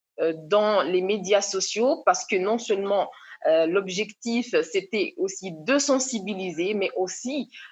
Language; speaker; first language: French; non-native, local second language; Comorian